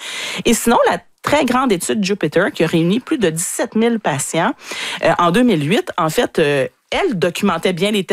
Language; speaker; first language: French; native; French